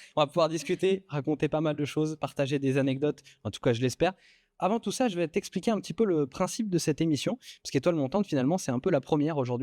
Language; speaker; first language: French; native; French